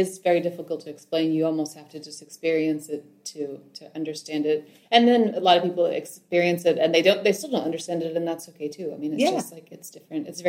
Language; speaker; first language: English; native; English